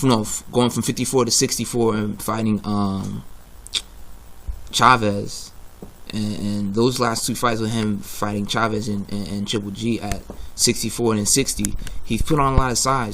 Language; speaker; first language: English; native; English